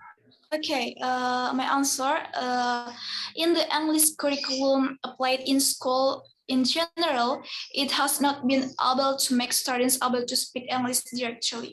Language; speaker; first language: English; non-native, learner; Indonesian